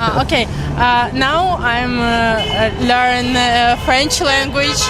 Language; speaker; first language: English; non-native, learner; Ukrainian